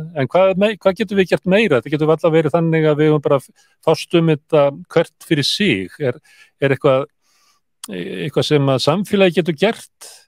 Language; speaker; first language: Icelandic; native; Icelandic